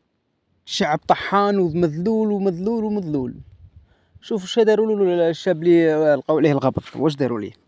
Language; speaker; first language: Arabic; native; Arabic